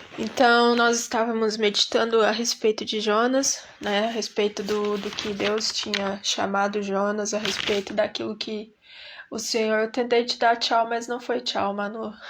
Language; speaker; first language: Portuguese; native; Portuguese